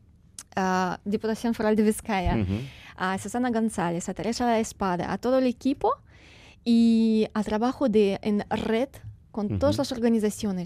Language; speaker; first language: Spanish; non-native, fluent; Ukrainian